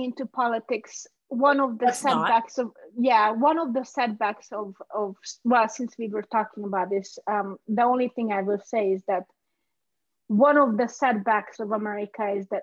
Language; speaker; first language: English; non-native, fluent; Hungarian